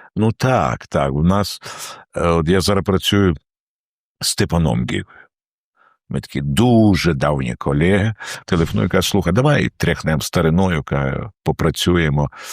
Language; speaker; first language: Ukrainian; native; Ukrainian